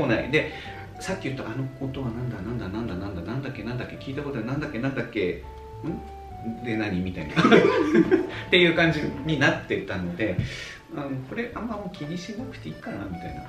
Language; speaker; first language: Japanese; native; Japanese